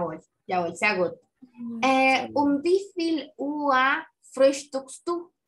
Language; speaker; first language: German; non-native, fluent; Spanish